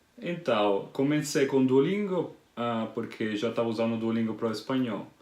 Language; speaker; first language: Portuguese; non-native, fluent; Italian